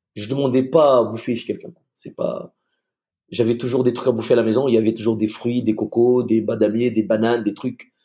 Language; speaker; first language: French; native; French